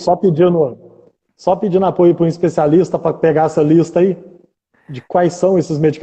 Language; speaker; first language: Portuguese; native; Portuguese